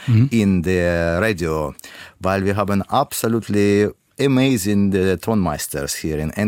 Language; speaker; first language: German; non-native, fluent; Russian